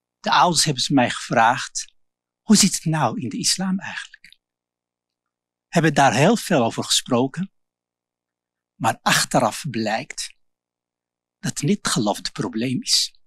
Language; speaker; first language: Dutch; non-native, local second language; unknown